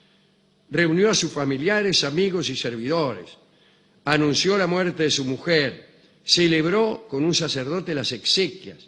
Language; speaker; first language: Spanish; native; Spanish